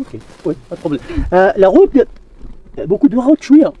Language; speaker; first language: French; non-native, learner; Central Atlas Tamazight